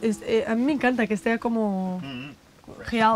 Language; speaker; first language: Spanish; non-native, fluent; Portuguese